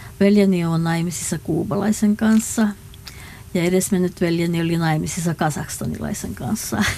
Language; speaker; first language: Finnish; non-native, local second language; Northern Sami